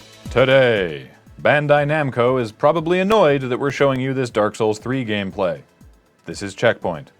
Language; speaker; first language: English; native; English